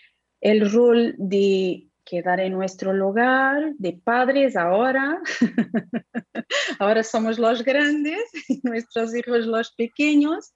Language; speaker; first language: Spanish; non-native, fluent; Portuguese